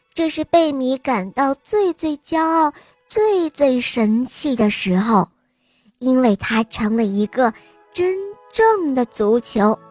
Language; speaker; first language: Chinese; native; Chinese